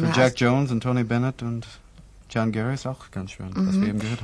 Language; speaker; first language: German; non-native, fluent; English